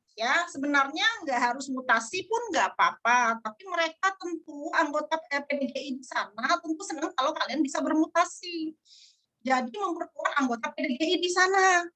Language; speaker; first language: Indonesian; native; Indonesian